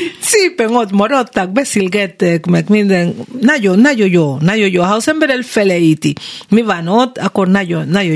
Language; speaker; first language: Hungarian; non-native, learner; Spanish